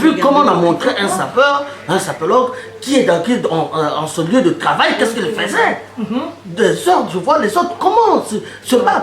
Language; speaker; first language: French; non-native, local second language; Lingala